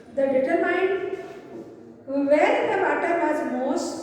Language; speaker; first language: English; non-native, local second language; Hindi